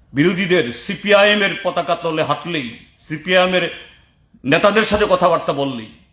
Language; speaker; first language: Bangla; native; Bangla